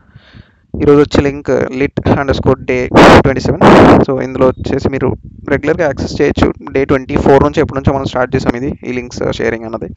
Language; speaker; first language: Telugu; native; Telugu